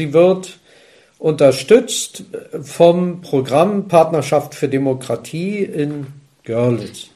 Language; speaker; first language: German; native; German